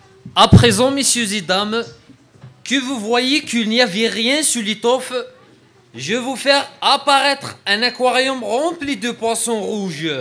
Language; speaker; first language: French; non-native, learner; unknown